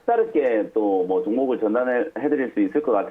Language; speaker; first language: Korean; native; Korean